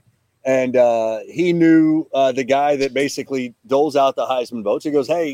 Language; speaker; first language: English; native; English